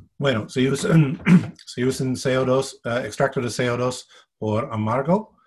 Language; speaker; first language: Spanish; non-native, fluent; English